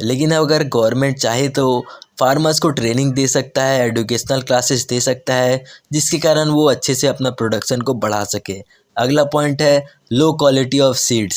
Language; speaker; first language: Hindi; native; Hindi